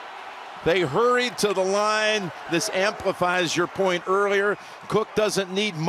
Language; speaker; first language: English; native; English